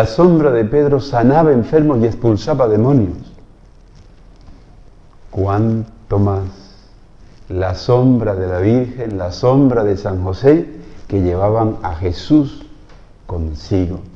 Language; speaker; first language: Spanish; native; Spanish